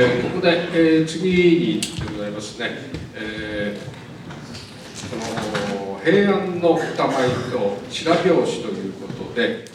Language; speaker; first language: Japanese; native; Japanese